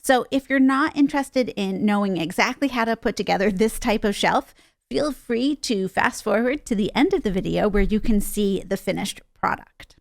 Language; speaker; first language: English; native; English